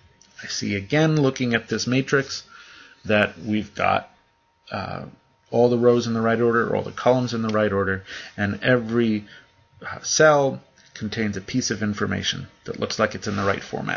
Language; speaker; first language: English; native; English